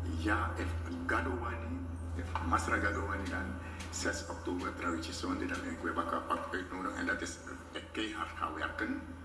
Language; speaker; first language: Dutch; native; Dutch